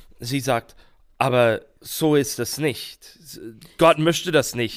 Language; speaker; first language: German; non-native, fluent; English